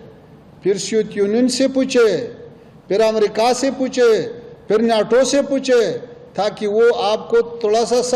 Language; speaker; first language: Hindi; non-native, fluent; Pashto